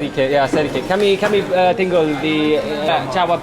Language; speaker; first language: Indonesian; non-native, learner; English